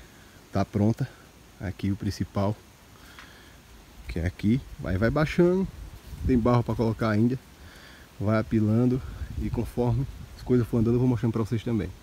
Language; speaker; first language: Portuguese; native; Portuguese